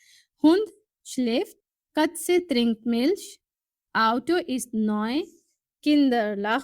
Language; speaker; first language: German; non-native, learner; Urdu